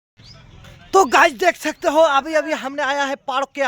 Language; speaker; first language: Hindi; non-native, local second language; Bangla